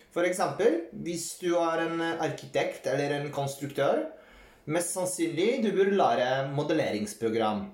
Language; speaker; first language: Norwegian; non-native, fluent; Polish